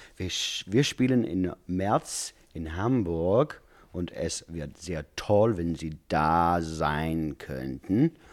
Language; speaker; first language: German; non-native, learner; English